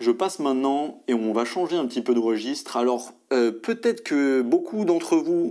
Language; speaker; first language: French; native; French